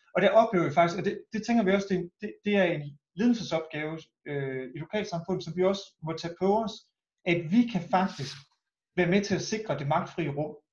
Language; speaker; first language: Danish; native; Danish